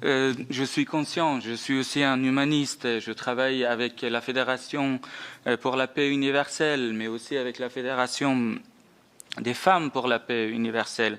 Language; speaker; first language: French; non-native, fluent; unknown